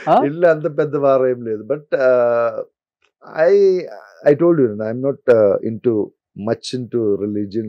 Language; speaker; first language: Telugu; non-native, local second language; Malayalam